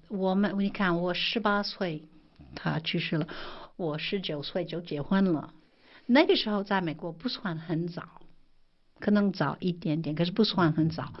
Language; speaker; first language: Chinese; non-native, fluent; English